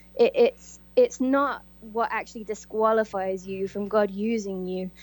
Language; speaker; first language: English; native; English